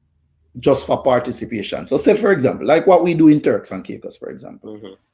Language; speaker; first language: English; native; English